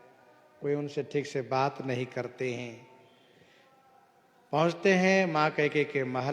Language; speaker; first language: Hindi; native; Hindi